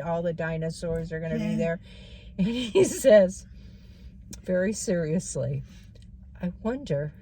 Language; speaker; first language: English; native; English